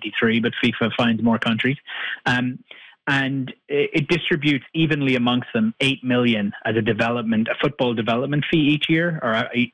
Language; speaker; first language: English; native; English